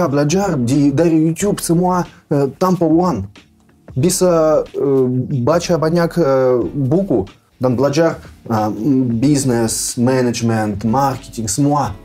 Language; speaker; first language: Indonesian; non-native, learner; Russian